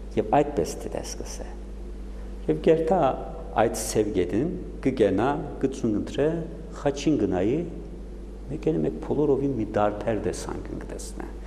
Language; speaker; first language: Armenian; early bilingual, heritage; Armenian